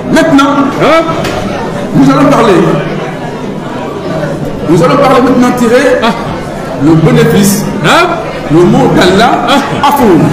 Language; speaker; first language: French; non-native, local second language; Soninke